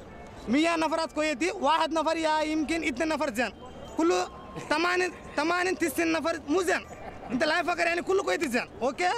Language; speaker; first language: Arabic; non-native, learner; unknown